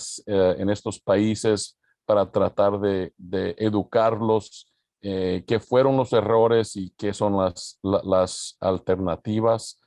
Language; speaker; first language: Spanish; early bilingual, other home language; English